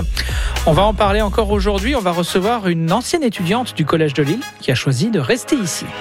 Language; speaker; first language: French; native; French